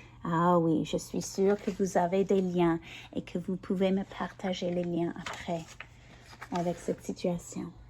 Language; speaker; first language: French; non-native, learner; English